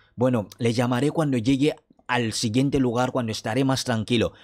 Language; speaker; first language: Spanish; non-native, fluent; French